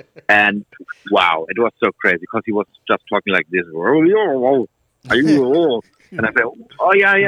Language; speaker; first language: English; non-native, fluent; German